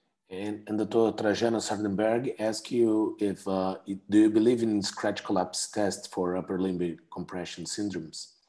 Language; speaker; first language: English; non-native, fluent; Portuguese